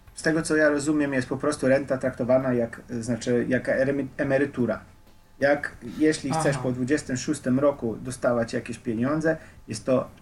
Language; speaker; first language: Polish; non-native, fluent; Slovenian